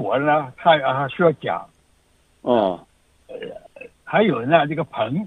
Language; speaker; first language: Chinese; native; Chinese